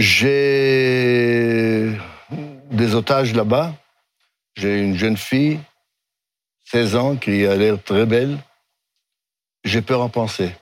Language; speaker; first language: French; non-native, fluent; Hebrew